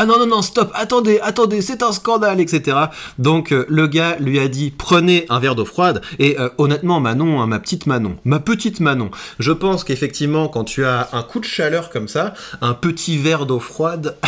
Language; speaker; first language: French; native; French